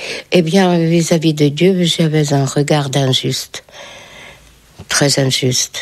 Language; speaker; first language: French; non-native, fluent; Hungarian